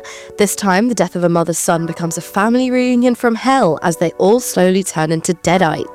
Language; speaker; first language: English; native; English